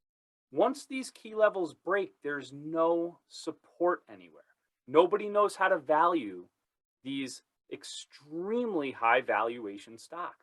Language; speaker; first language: English; native; English